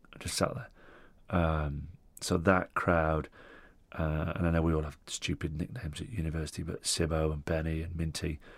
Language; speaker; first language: English; non-native, local second language; Italian